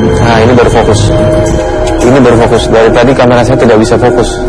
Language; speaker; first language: Indonesian; native; Indonesian